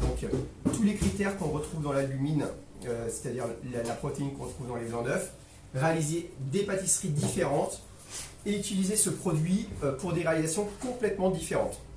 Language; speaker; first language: French; native; French